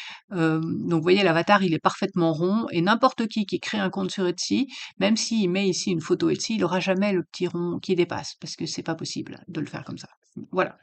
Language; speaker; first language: French; native; French